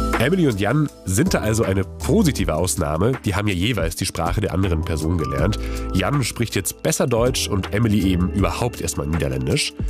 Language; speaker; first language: German; non-native, fluent; Polish